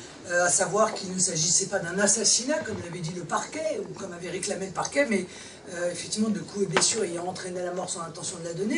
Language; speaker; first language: French; native; French